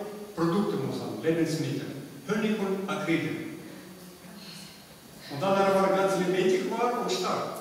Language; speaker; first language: German; non-native, learner; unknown